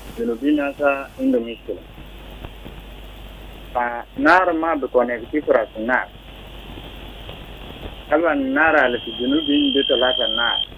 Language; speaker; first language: Arabic; non-native, local second language; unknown